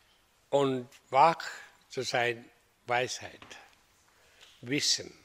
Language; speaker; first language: German; non-native, learner; Hindi